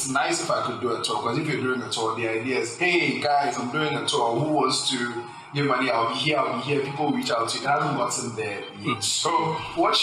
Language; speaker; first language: English; non-native, local second language; Akan